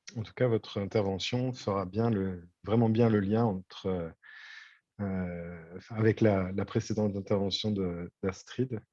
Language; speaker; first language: French; native; French